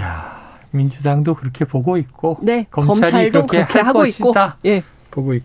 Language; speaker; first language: Korean; native; Korean